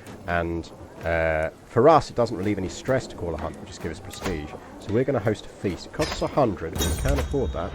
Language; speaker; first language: English; native; English